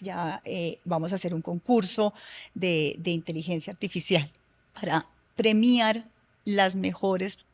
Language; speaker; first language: Spanish; native; Spanish